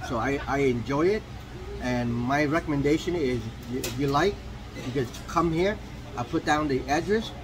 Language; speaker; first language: English; non-native, fluent; Vietnamese